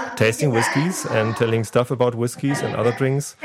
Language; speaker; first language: English; non-native, fluent; German